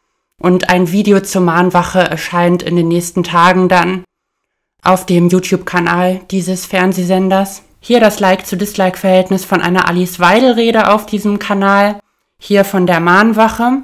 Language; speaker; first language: German; native; German